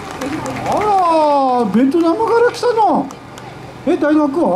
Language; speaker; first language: Japanese; native; Japanese